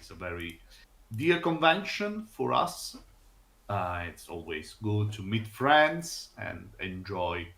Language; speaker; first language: English; non-native, fluent; Italian